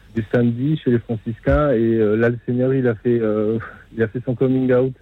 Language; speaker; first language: French; native; French